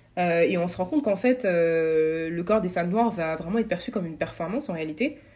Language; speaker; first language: French; native; French